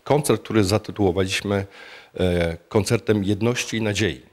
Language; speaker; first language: Polish; native; Polish